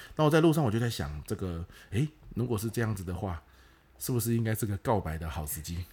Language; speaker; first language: Chinese; native; Chinese